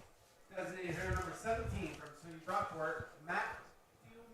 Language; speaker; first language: English; native; English